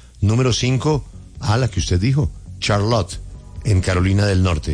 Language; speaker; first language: Spanish; native; Spanish